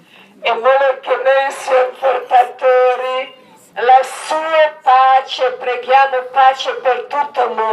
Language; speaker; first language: Italian; non-native, learner; Croatian